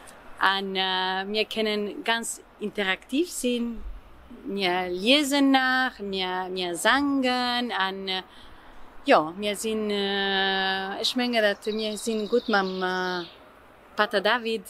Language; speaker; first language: German; non-native, learner; Spanish